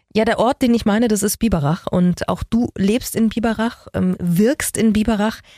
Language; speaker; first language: German; native; German